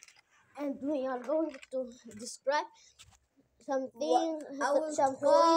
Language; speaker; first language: English; non-native, learner; Arabic